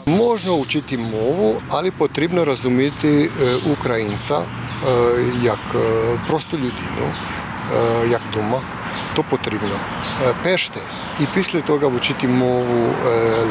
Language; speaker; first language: Ukrainian; non-native, learner; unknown